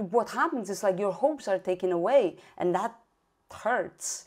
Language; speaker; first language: English; non-native, fluent; Spanish